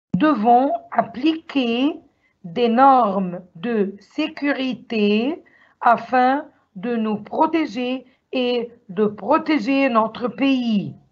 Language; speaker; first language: French; non-native, learner; Arabic